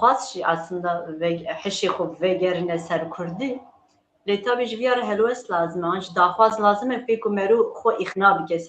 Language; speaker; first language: Kurdish; native; Kurdish